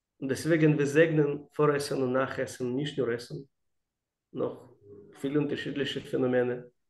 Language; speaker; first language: German; non-native, fluent; Russian